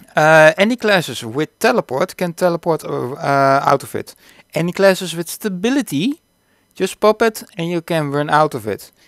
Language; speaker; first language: English; non-native, fluent; Dutch